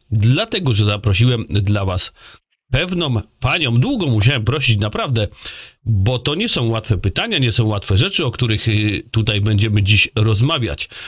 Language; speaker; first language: Polish; native; Polish